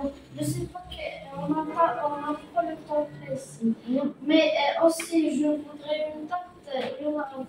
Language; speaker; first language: French; non-native, local second language; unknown